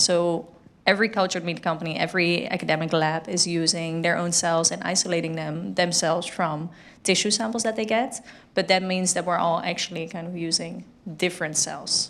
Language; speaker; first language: English; non-native, fluent; Dutch